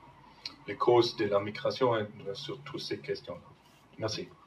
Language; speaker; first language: French; non-native, fluent; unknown